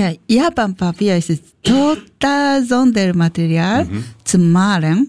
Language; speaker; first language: German; non-native, learner; Japanese